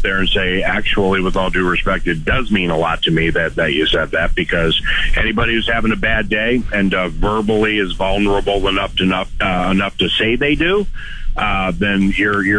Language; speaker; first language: English; native; English